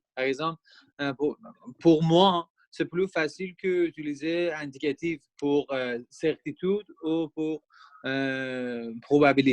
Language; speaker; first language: French; non-native, learner; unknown